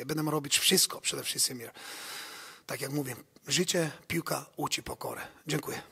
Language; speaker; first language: Polish; non-native, learner; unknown